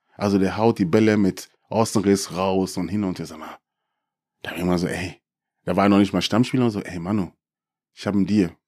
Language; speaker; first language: German; early bilingual, other home language; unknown